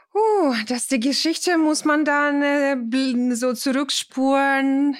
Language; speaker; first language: German; non-native, fluent; Ukrainian